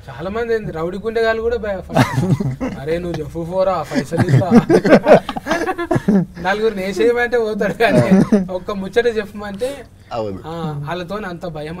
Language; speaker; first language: Telugu; native; Telugu